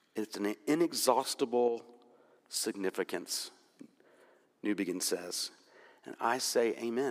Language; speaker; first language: English; native; English